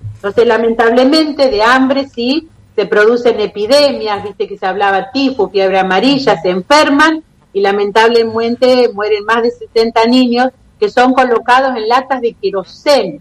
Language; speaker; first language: Spanish; native; Spanish